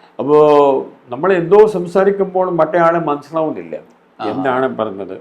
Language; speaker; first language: Malayalam; non-native, fluent; Hindi